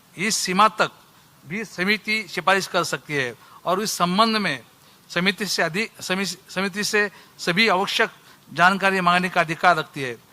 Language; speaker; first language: Hindi; non-native, local second language; Marathi